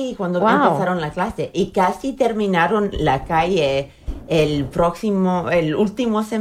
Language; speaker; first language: Spanish; early bilingual, heritage; Spanish